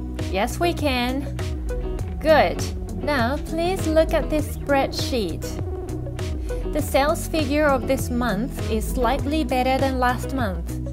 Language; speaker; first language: English; non-native, fluent; Japanese